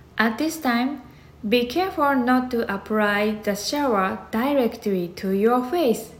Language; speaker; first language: English; non-native, learner; Japanese